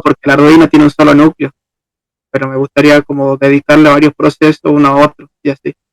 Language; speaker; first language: Spanish; native; Spanish